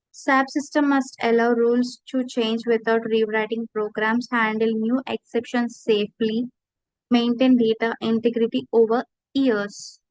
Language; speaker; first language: English; non-native, local second language; Telugu